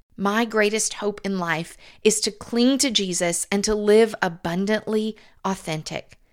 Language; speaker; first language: English; native; English